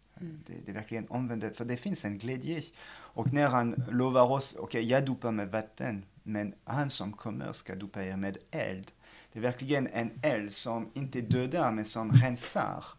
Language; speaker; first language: Swedish; non-native, fluent; French